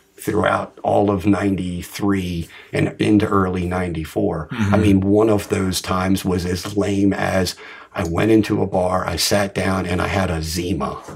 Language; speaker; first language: English; native; English